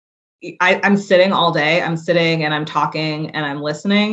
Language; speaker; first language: English; native; English